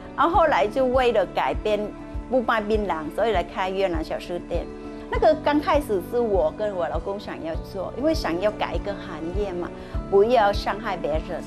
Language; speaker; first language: Chinese; non-native, fluent; Vietnamese